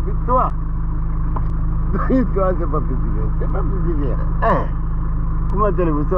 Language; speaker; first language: French; non-native, learner; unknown